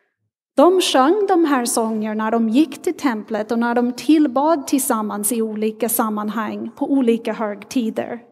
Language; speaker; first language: Swedish; non-native, fluent; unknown